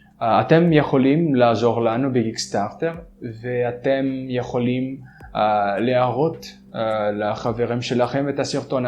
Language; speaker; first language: Hebrew; non-native, fluent; Portuguese